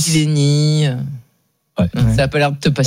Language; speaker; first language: French; native; French